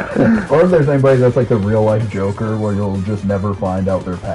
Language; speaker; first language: English; native; English